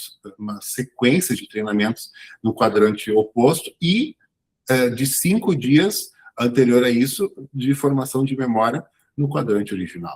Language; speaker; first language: Portuguese; native; Portuguese